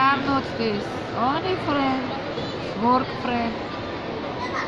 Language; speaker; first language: English; non-native, learner; Turkish